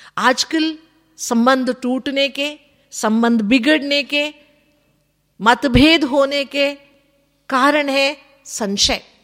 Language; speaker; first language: Hindi; non-native, local second language; Kannada